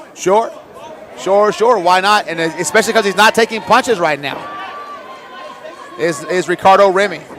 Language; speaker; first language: English; native; English